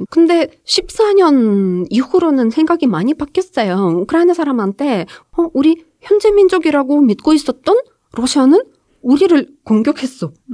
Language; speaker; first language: Korean; non-native, fluent; Ukrainian